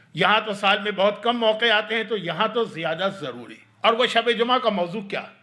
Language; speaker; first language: Urdu; native; Urdu